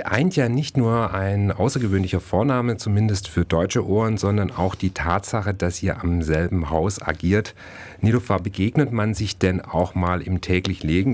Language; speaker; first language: German; native; German